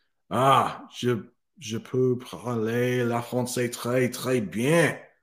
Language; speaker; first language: French; non-native, learner; English